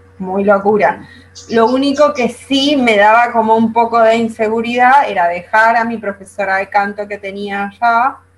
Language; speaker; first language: Spanish; native; Spanish